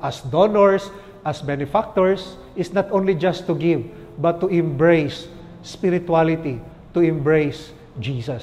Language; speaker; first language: English; non-native, local second language; Filipino